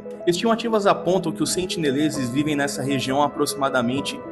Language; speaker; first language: Portuguese; native; Portuguese